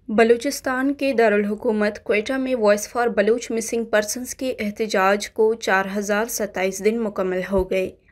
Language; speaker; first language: Urdu; non-native, local second language; Baluchi